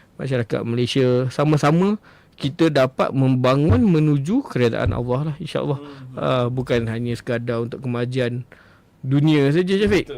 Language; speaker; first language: Malay; native; Malay